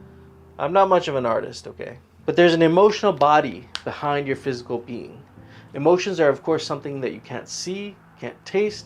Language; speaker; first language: English; native; English